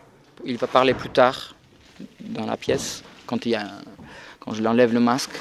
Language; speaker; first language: French; non-native, fluent; Russian